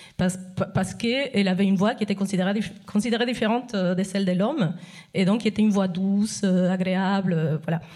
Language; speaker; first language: French; non-native, fluent; Spanish